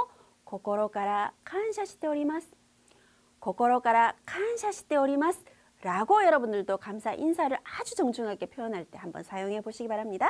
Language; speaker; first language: Korean; native; Korean